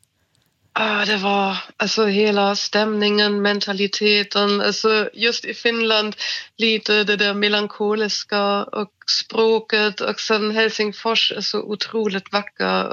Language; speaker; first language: Swedish; non-native, fluent; German